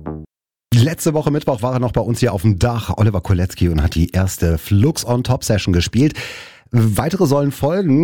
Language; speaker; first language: German; native; German